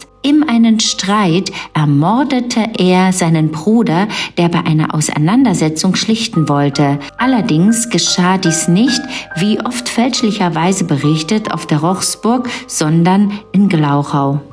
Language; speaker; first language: German; native; German